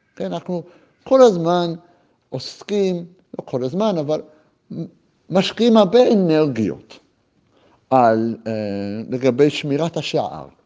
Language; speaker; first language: Hebrew; native; Hebrew